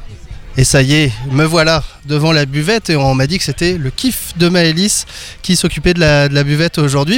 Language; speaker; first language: French; native; French